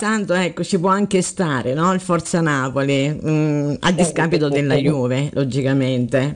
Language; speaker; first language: Italian; native; Italian